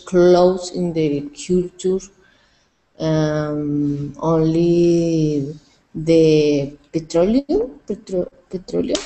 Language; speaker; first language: English; non-native, learner; Spanish